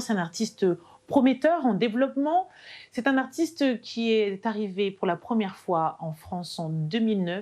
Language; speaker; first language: French; native; French